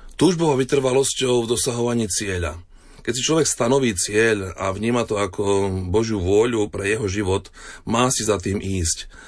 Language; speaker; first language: Slovak; native; Slovak